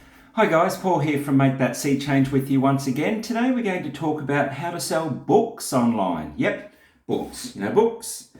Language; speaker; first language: English; native; English